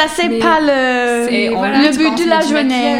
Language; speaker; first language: French; non-native, fluent; English